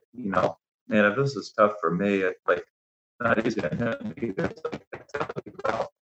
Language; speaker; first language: English; native; English